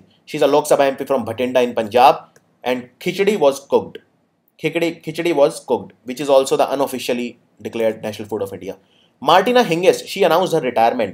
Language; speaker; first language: English; non-native, local second language; Hindi